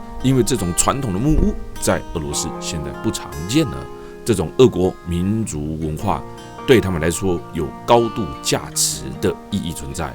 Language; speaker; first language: Chinese; native; Chinese